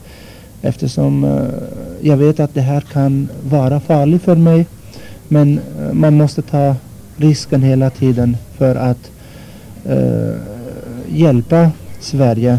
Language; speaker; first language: Swedish; non-native, fluent; Armenian